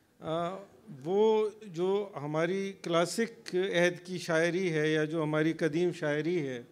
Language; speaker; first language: Urdu; non-native, local second language; Baluchi